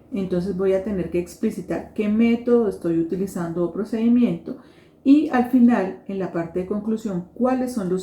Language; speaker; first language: Spanish; native; Spanish